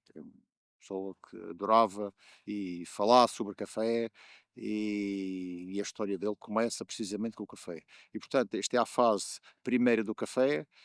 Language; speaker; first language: Portuguese; native; Portuguese